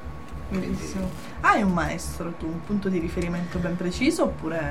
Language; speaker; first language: Italian; native; Italian